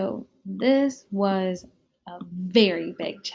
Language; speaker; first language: English; native; English